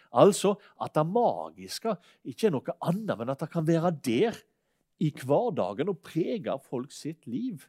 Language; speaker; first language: Norwegian; native; Norwegian